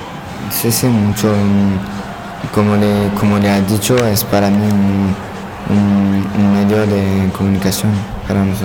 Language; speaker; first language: Spanish; non-native, learner; French